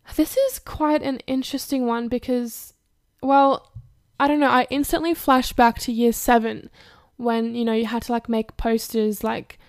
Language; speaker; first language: English; early bilingual, other home language; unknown